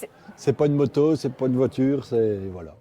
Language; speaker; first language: French; native; French